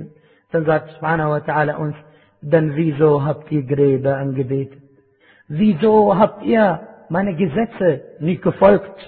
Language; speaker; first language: German; non-native, fluent; Arabic